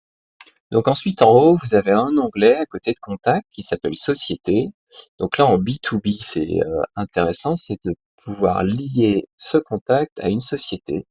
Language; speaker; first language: French; native; French